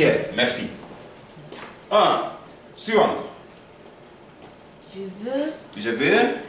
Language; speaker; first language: French; non-native, fluent; Korean